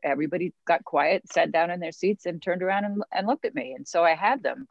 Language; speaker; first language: English; native; English